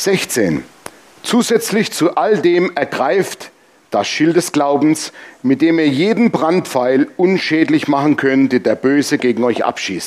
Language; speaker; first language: German; native; German